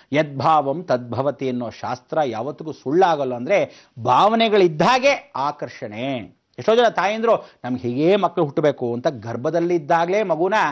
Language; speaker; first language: Kannada; native; Kannada